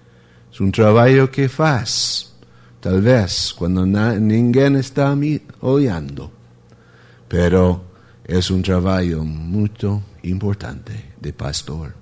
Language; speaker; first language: Spanish; non-native, fluent; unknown